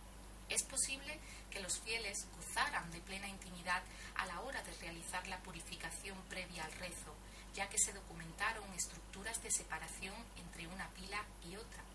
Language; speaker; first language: Spanish; native; Spanish